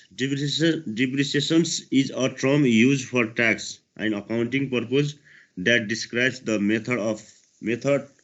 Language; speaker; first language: English; non-native, local second language; Nepali